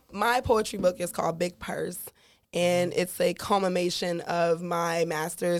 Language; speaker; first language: English; native; English